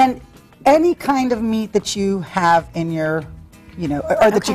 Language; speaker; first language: English; native; English